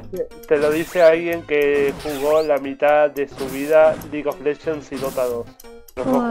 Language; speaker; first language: Spanish; native; Spanish